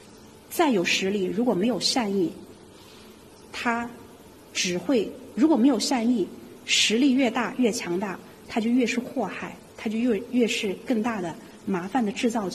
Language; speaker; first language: Chinese; native; Chinese